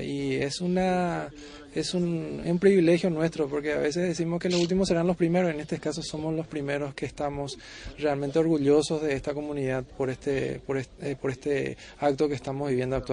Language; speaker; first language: Spanish; native; Spanish